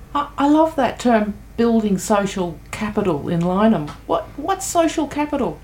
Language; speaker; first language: English; native; English